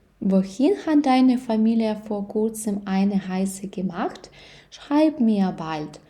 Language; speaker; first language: German; non-native, fluent; Ukrainian